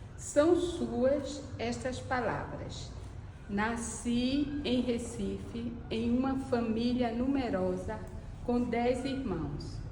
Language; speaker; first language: Portuguese; native; Portuguese